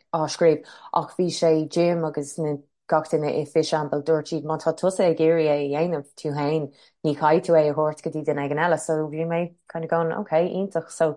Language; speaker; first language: Irish; non-native, local second language; English